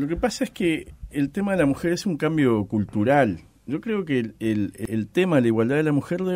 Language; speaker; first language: Spanish; native; Spanish